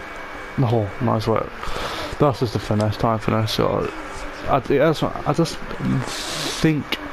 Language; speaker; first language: English; native; English